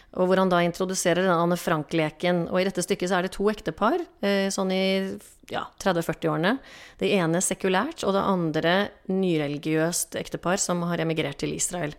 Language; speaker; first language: Norwegian; native; Norwegian